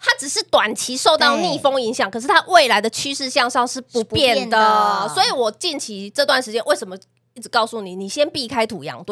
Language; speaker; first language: Chinese; native; Chinese